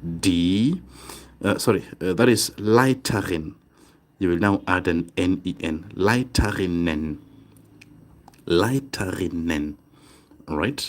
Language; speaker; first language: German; non-native, fluent; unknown